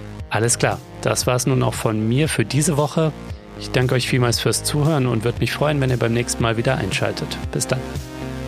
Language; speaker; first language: German; native; German